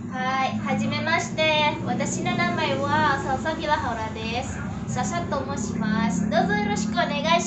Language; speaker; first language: Japanese; non-native, learner; Indonesian